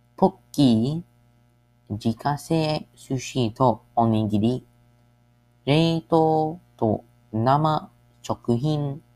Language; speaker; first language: Japanese; non-native, learner; English